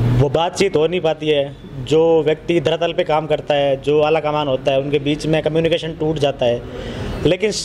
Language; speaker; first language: Hindi; native; Hindi